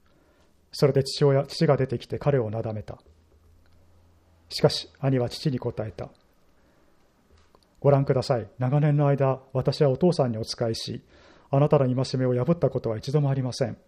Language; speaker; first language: Japanese; native; Japanese